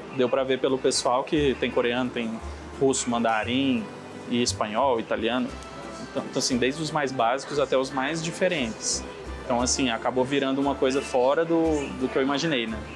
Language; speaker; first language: Portuguese; native; Portuguese